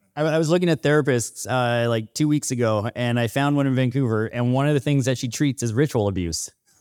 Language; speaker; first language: English; native; English